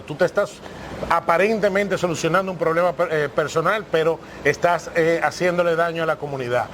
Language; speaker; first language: Spanish; native; Spanish